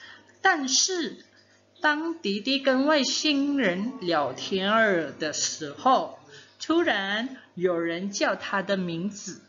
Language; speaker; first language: Chinese; non-native, fluent; Indonesian